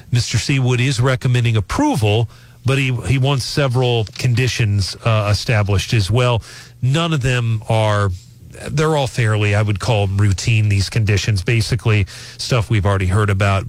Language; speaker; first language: English; native; English